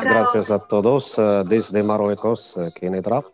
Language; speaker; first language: Spanish; non-native, fluent; Arabic